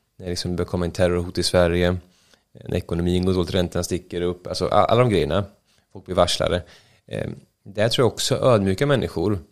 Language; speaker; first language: Swedish; native; Swedish